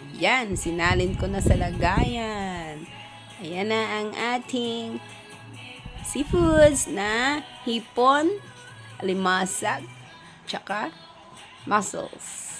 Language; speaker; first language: Filipino; non-native, local second language; Cebuano